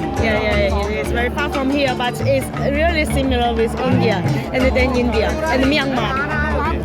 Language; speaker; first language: English; non-native, learner; Chinese